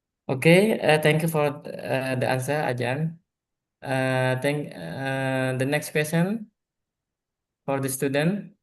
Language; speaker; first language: English; non-native, learner; Indonesian